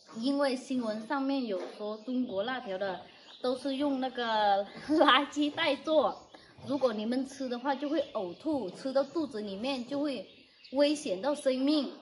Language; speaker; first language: Chinese; non-native, fluent; Vietnamese